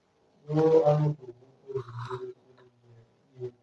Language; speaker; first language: Italian; non-native, learner; French